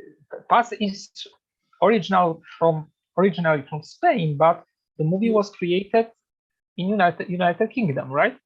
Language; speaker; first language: English; non-native, fluent; Polish